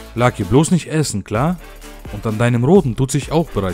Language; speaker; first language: German; native; German